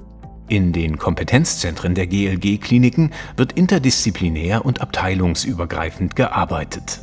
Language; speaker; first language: German; native; German